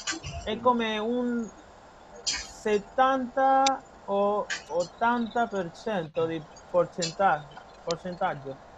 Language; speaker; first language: Italian; non-native, fluent; Spanish